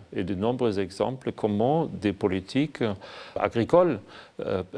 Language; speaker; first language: French; non-native, fluent; German